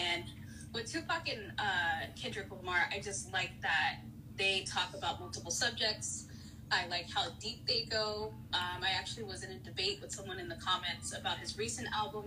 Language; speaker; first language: English; native; English